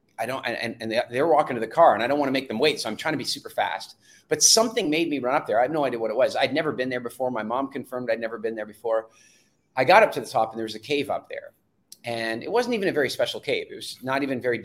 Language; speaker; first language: English; native; English